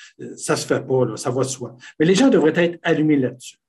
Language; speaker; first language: French; native; French